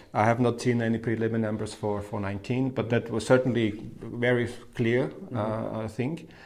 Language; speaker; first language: English; non-native, fluent; German